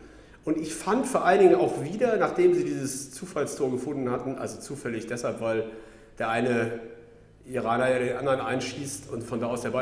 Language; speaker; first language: German; native; German